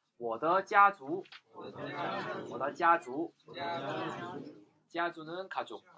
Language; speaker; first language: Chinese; non-native, fluent; Korean